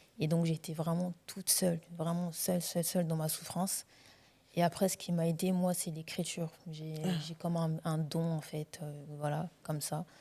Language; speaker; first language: French; early bilingual, other home language; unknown